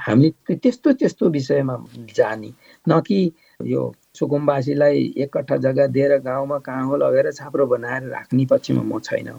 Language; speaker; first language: Nepali; native; Nepali